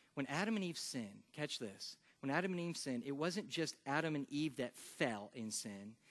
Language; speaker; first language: English; native; English